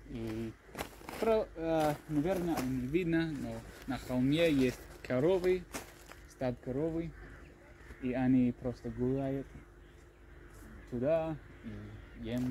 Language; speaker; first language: Russian; non-native, learner; English